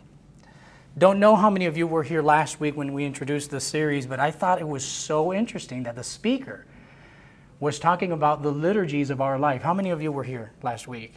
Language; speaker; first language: English; non-native, local second language; Spanish